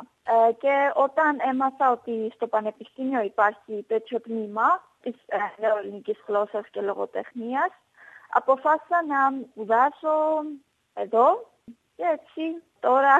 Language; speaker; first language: Greek; non-native, fluent; Armenian